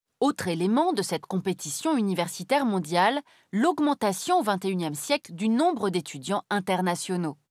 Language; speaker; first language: French; native; French